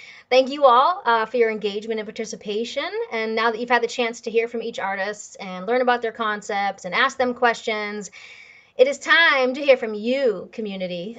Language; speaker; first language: English; native; English